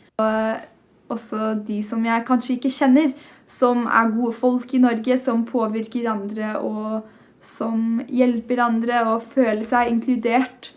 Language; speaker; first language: Norwegian; non-native, fluent; English